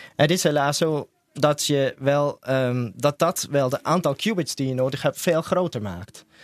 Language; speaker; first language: Dutch; non-native, fluent; Swiss German